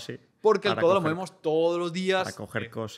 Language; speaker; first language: Spanish; native; Spanish